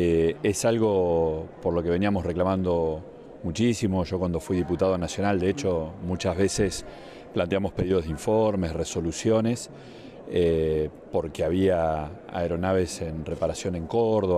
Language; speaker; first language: Spanish; native; Spanish